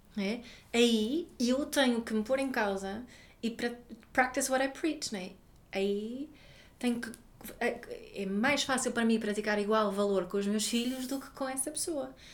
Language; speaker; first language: Portuguese; non-native, fluent; Swedish